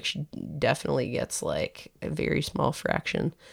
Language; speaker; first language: English; native; English